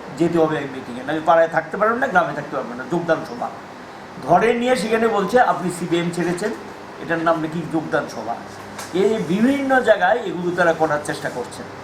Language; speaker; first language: Bangla; native; Bangla